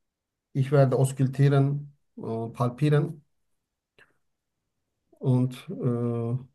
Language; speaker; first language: German; non-native, learner; Turkish